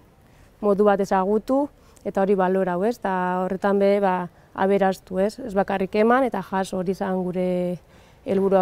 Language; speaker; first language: Basque; native; Basque